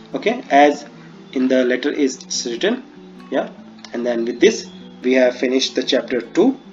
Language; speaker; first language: English; non-native, local second language; Hindi